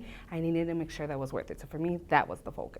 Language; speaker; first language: English; early bilingual, other home language; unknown